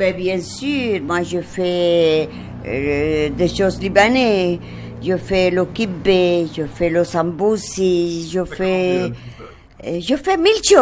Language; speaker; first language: French; non-native, local second language; Arabic